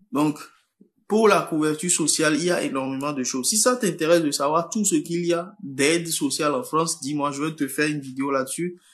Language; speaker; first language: French; non-native, local second language; Fon